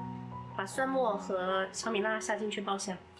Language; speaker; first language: Chinese; native; Chinese